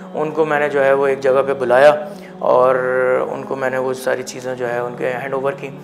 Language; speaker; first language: Urdu; native; Urdu